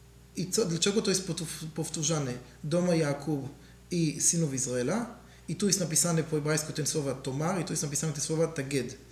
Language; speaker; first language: Polish; non-native, learner; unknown